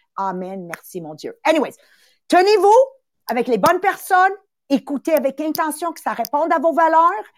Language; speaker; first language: French; early bilingual, other home language; Italian